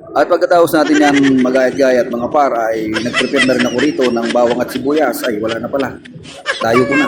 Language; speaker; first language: Filipino; non-native, local second language; Iloko